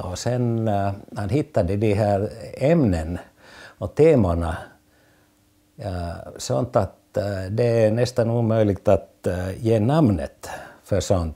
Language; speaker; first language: Swedish; non-native, fluent; Finnish